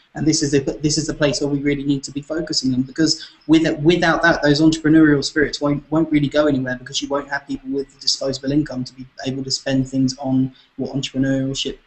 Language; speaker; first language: English; native; English